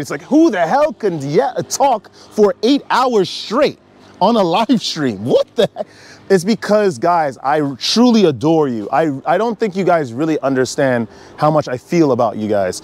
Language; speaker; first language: English; native; English